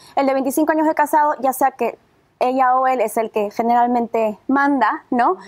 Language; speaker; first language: Spanish; native; Spanish